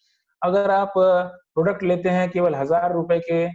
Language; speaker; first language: Hindi; native; Hindi